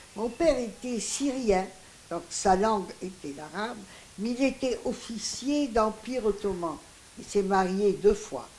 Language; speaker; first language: French; non-native, local second language; Greek